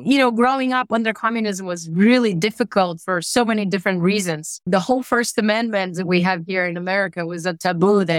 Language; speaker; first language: English; non-native, fluent; Bulgarian